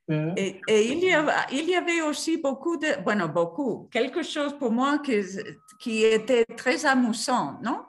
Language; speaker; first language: French; non-native, fluent; Spanish